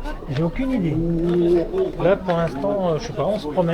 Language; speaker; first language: French; native; French